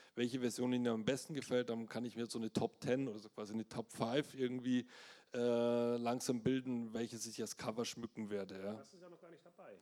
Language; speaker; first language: German; native; German